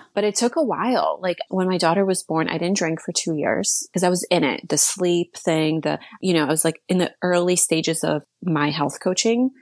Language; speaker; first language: English; early bilingual, other home language; Slovak